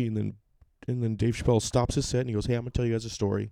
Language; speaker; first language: English; native; English